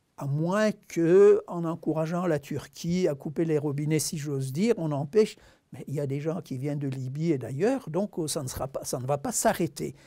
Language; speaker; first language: French; non-native, fluent; Turkish